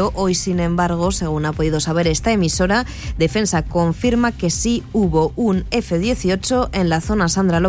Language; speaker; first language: Spanish; native; Spanish